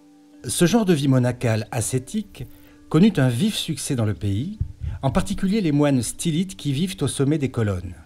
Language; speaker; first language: French; native; French